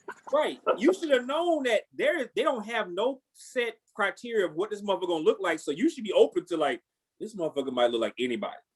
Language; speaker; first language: English; native; English